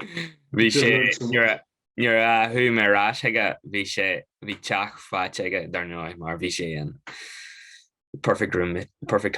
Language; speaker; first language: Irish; native; Irish